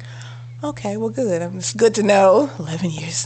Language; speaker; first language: English; native; English